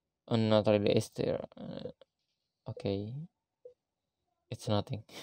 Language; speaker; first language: English; non-native, fluent; Indonesian